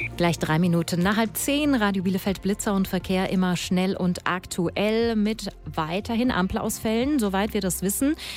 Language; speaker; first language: German; native; German